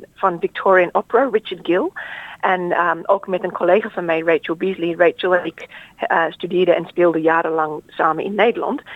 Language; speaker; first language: Dutch; non-native, fluent; English